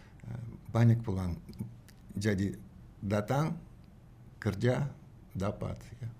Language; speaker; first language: Indonesian; non-native, learner; Russian